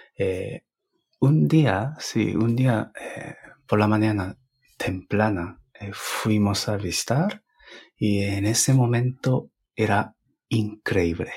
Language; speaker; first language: Spanish; non-native, fluent; Japanese